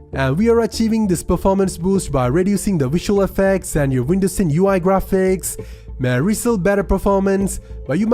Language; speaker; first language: English; non-native, fluent; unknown